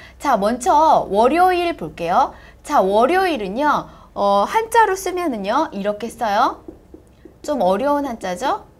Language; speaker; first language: Korean; native; Korean